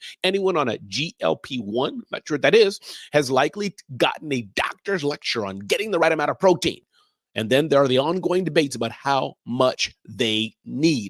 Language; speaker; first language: English; native; English